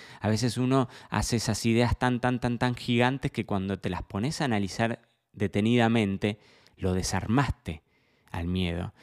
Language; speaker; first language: Spanish; native; Spanish